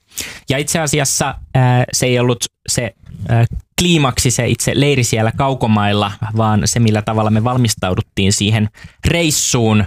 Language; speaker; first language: Finnish; native; Finnish